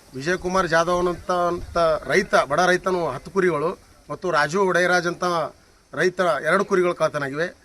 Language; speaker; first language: Kannada; native; Kannada